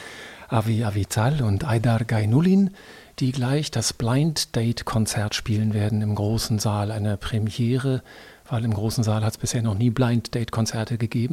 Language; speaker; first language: German; native; German